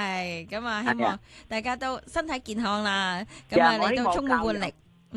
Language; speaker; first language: Cantonese; native; Cantonese